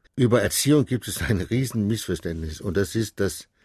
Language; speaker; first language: German; non-native, fluent; Danish